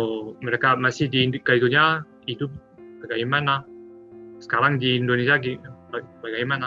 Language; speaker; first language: Indonesian; non-native, learner; French